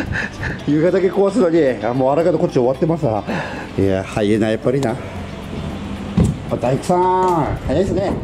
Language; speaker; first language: Japanese; native; Japanese